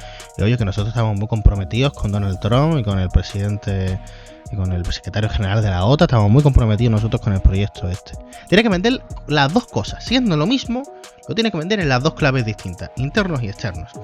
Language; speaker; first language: Spanish; native; Spanish